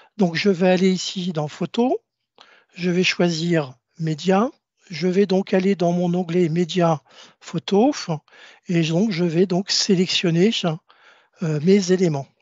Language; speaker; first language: French; native; French